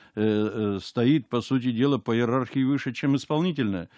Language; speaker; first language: Russian; native; Russian